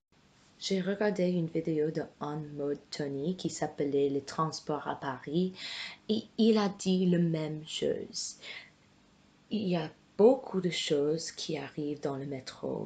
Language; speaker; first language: French; non-native, fluent; English